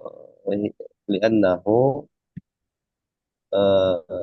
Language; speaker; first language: Arabic; non-native, learner; Indonesian